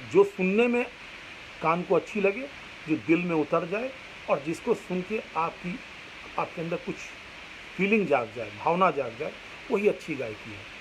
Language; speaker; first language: Hindi; non-native, local second language; Bangla